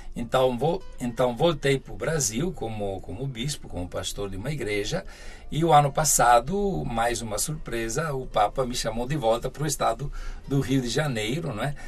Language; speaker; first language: Portuguese; non-native, fluent; Italian